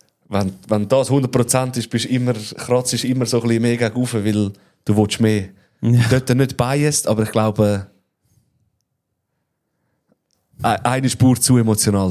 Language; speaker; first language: German; native; German